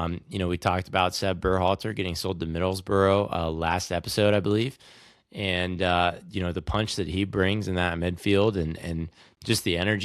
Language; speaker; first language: English; native; English